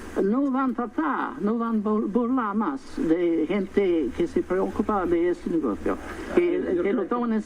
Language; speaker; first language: Spanish; non-native, fluent; English